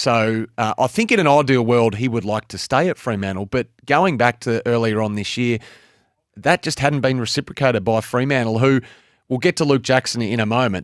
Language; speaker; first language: English; native; English